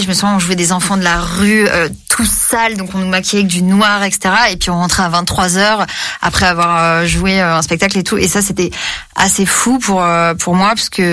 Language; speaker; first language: French; native; French